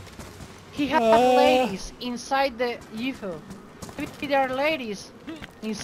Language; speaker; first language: English; non-native, learner; Spanish